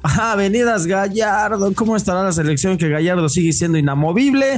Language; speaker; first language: Spanish; native; Spanish